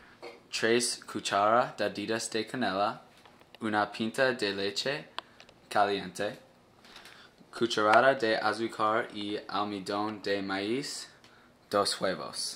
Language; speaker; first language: Spanish; non-native, learner; English